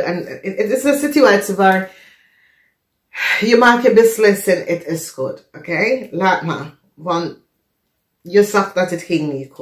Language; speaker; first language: Dutch; non-native, fluent; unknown